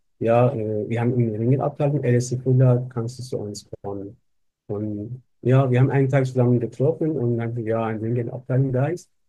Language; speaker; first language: German; non-native, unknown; Persian